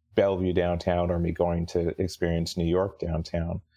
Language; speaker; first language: English; native; English